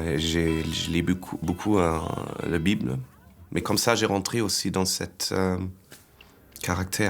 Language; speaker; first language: French; non-native, fluent; German